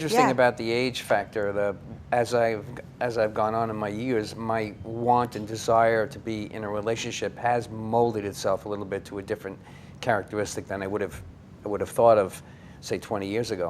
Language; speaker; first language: English; native; English